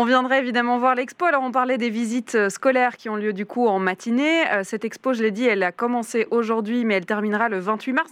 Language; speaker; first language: French; native; French